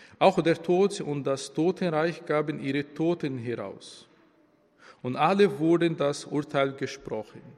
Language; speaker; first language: German; non-native, fluent; Portuguese